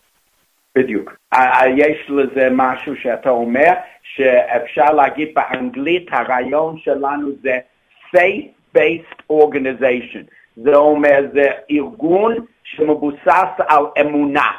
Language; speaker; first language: Hebrew; non-native, fluent; English